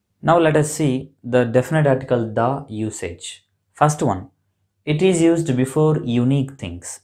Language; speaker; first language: English; non-native, local second language; Telugu